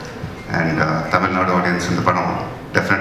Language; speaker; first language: Tamil; non-native, local second language; Telugu